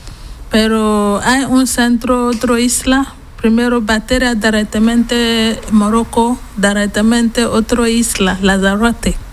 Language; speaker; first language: Spanish; non-native, learner; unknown